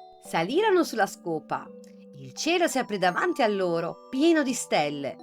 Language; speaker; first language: Italian; native; Italian